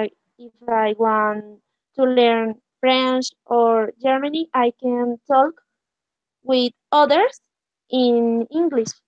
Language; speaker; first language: English; non-native, learner; Spanish